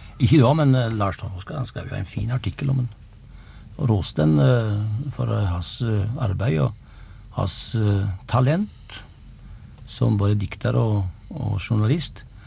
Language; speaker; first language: Norwegian; native; Norwegian